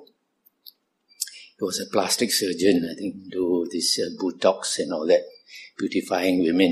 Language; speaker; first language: English; non-native, local second language; Min Nan Chinese